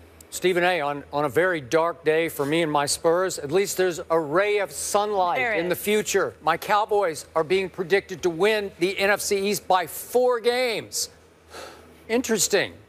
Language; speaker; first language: English; native; English